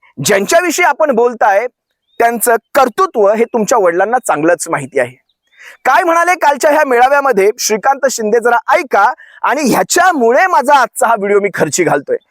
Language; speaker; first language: Marathi; native; Marathi